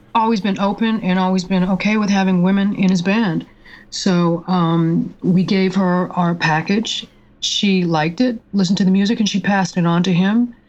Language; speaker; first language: English; native; English